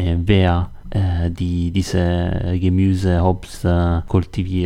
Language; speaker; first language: German; non-native, learner; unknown